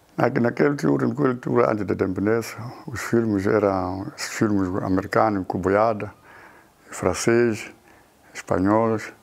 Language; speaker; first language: Portuguese; non-native, local second language; Tsonga